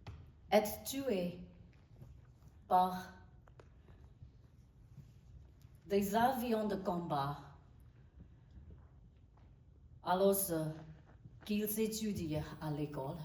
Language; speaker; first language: French; non-native, learner; Burmese